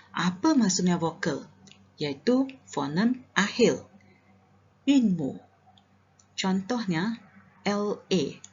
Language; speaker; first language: Malay; non-native, local second language; Chinese